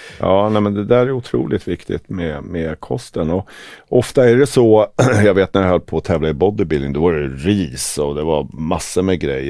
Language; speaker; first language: Swedish; native; Swedish